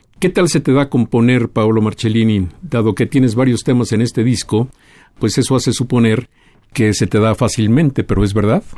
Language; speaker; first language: Spanish; native; Spanish